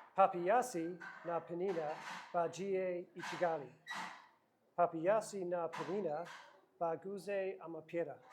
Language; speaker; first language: Kinyarwanda; non-native, learner; English